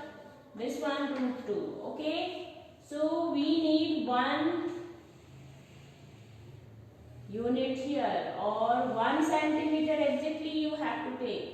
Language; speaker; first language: English; non-native, local second language; Hindi